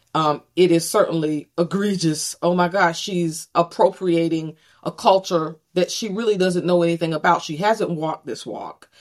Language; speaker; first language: English; native; English